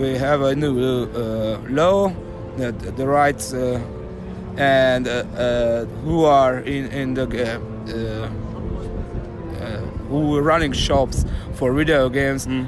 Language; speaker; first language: English; non-native, learner; Hungarian